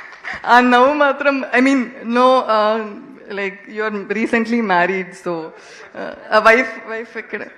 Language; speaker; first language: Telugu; non-native, local second language; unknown